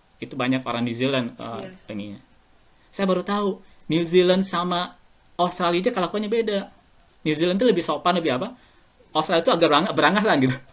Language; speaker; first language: Indonesian; native; Indonesian